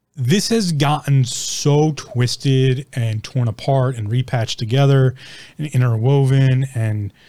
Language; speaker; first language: English; native; English